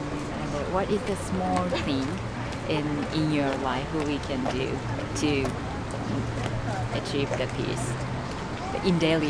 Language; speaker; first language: English; non-native, learner; Japanese